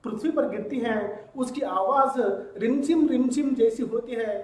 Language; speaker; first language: Hindi; non-native, local second language; Telugu